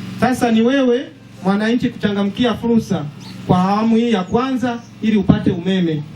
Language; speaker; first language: Swahili; native; Swahili